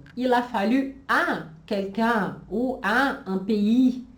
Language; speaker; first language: French; non-native, fluent; Portuguese